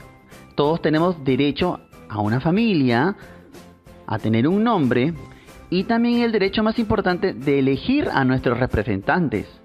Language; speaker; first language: Spanish; native; Spanish